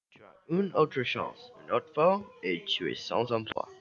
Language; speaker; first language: French; non-native, learner; English